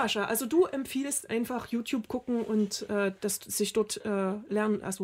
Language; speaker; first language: German; native; German